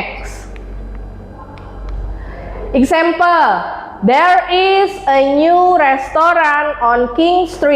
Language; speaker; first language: English; non-native, learner; Indonesian